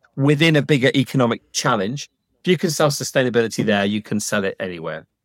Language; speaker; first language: English; native; English